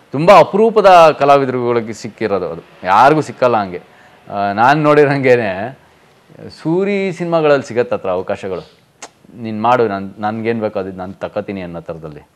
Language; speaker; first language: Kannada; native; Kannada